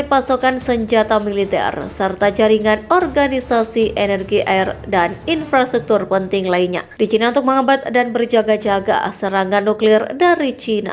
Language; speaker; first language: Indonesian; native; Indonesian